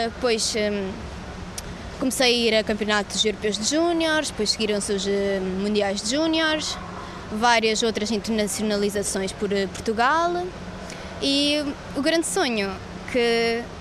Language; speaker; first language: Portuguese; early bilingual, other home language; Russian